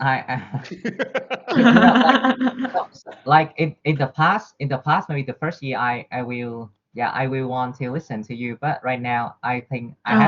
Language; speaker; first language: English; non-native, learner; Vietnamese